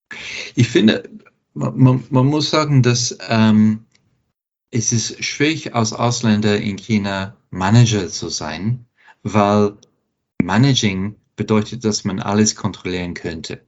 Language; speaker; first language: German; non-native, fluent; English